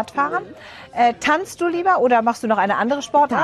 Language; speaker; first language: German; native; German